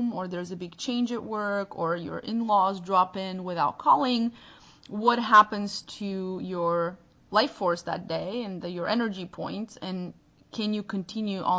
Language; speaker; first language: English; non-native, fluent; Bulgarian